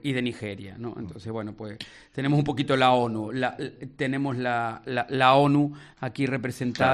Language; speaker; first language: Spanish; native; Spanish